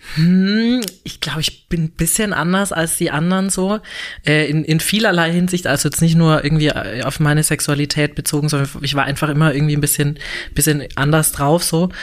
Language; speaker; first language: German; native; German